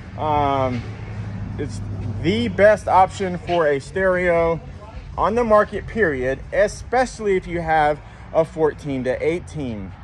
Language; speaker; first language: English; native; English